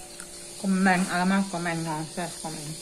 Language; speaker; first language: Dutch; non-native, local second language; Javanese